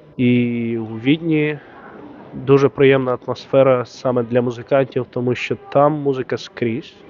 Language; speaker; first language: Ukrainian; native; Ukrainian